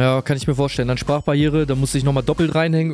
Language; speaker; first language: German; native; German